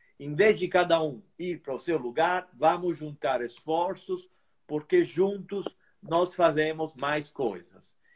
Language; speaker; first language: Portuguese; non-native, fluent; Italian